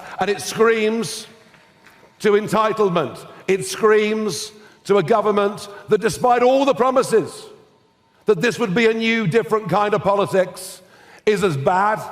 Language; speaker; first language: English; native; English